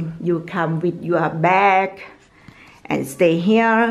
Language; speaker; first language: English; non-native, learner; Thai